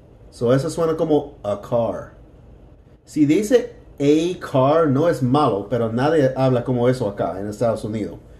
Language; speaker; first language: Spanish; non-native, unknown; English